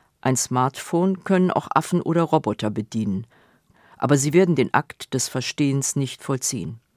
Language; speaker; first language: German; native; German